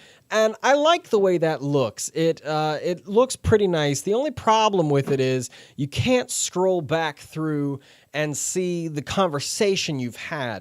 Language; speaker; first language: English; native; English